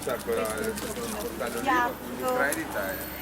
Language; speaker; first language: Italian; native; Italian